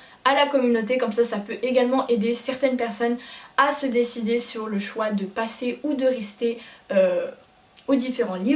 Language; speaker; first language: French; native; French